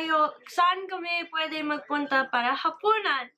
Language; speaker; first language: Filipino; early bilingual, heritage; English